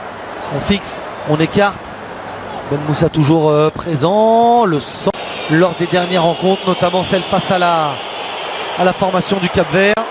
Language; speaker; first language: French; native; French